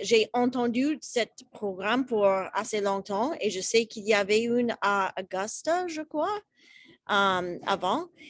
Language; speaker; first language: French; non-native, learner; English